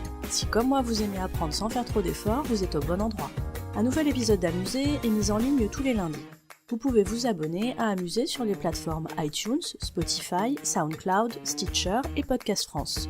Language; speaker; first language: French; native; French